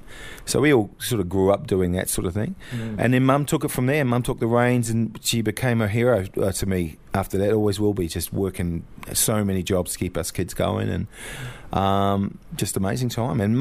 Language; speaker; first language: English; native; English